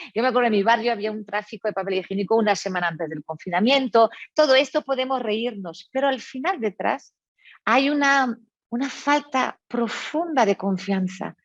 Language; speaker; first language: Spanish; non-native, fluent; French